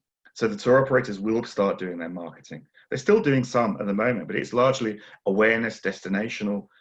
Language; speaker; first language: English; native; English